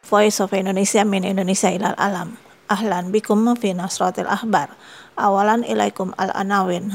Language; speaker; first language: Arabic; non-native, fluent; Indonesian